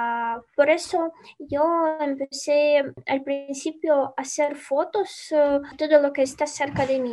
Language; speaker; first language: Spanish; non-native, fluent; Ukrainian